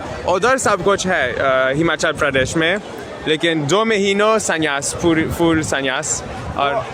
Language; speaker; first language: Hindi; non-native, learner; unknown